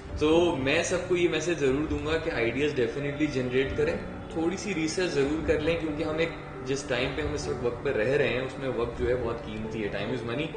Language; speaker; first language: Urdu; native; Urdu